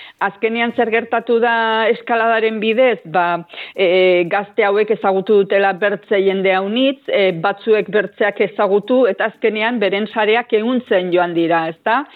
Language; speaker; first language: Basque; native; Basque